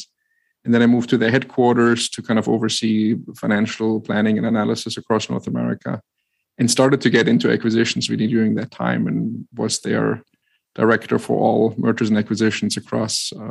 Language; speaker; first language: English; non-native, fluent; German